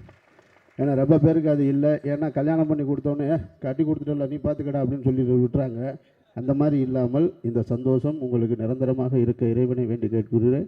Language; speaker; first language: Tamil; native; Tamil